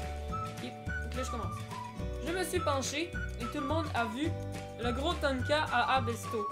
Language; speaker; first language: French; native; French